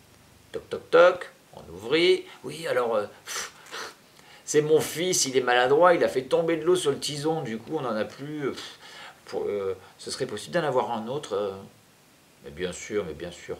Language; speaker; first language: French; native; French